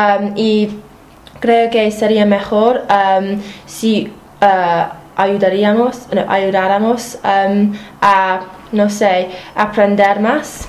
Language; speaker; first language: Spanish; non-native, fluent; English